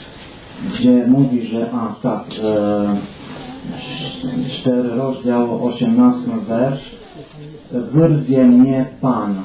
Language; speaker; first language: Polish; non-native, learner; Romanian